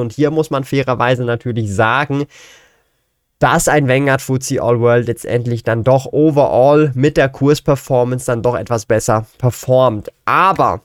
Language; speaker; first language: German; native; German